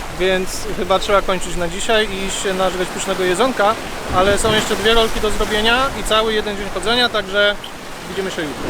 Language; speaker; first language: Polish; native; Polish